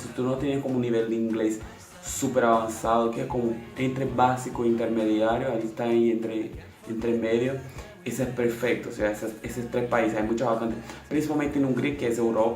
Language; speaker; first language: Spanish; non-native, local second language; Portuguese